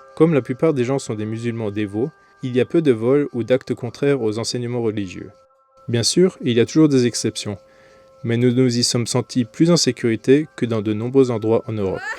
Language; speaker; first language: French; native; French